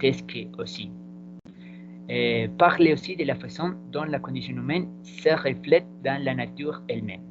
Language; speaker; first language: French; non-native, learner; Spanish